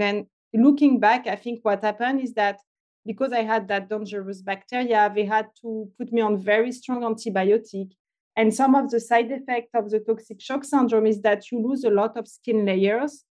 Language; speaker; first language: English; non-native, fluent; French